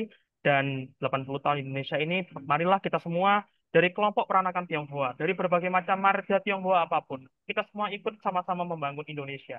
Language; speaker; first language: Indonesian; native; Indonesian